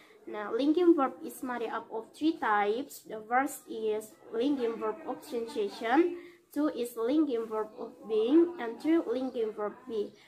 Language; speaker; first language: English; non-native, learner; Indonesian